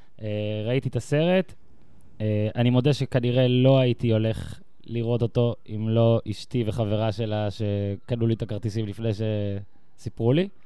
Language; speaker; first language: Hebrew; native; Hebrew